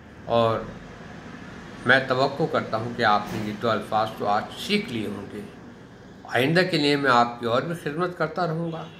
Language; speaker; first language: Hindi; native; Hindi